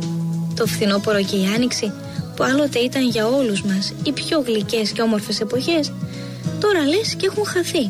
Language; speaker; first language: Greek; native; Greek